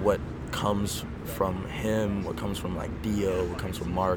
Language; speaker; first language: English; native; English